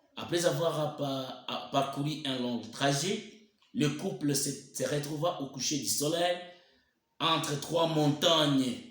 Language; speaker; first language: French; non-native, local second language; Swahili